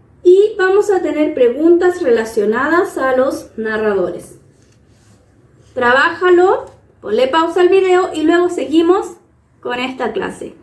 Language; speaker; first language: Spanish; native; Spanish